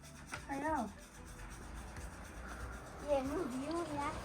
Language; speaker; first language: Nepali; non-native, local second language; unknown